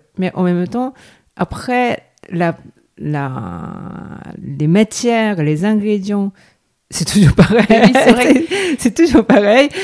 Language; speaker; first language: French; non-native, fluent; Japanese